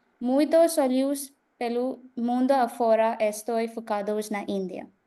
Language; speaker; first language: Portuguese; non-native, learner; Konkani